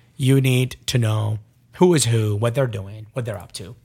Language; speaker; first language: English; non-native, fluent; Arabic